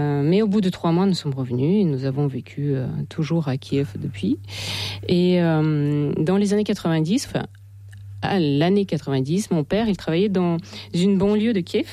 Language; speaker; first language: French; non-native, fluent; Russian